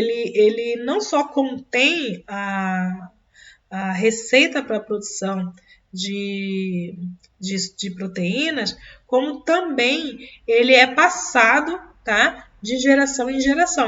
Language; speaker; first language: Portuguese; native; Portuguese